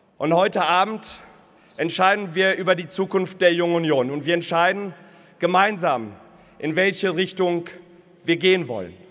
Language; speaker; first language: German; early bilingual, other home language; Polish